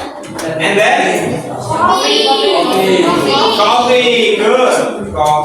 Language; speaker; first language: English; non-native, fluent; Indonesian